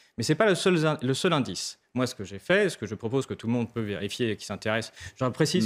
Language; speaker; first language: French; native; French